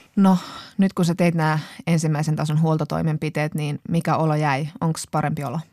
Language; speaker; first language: Finnish; native; Finnish